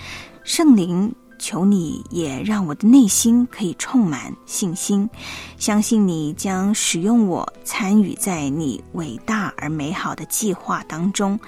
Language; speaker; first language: Chinese; native; Chinese